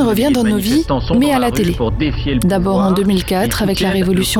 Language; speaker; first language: French; native; French